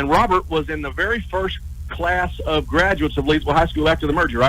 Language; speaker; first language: English; native; English